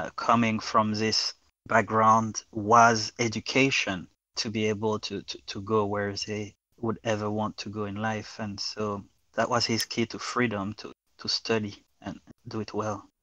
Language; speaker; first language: English; non-native, fluent; French